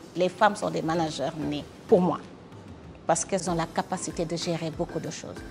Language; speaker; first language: French; non-native, local second language; Wolof